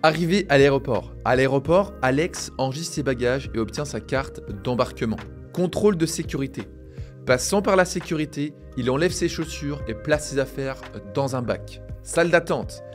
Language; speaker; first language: French; native; French